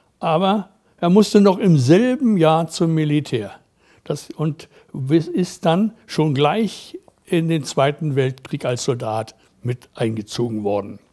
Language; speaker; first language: German; native; German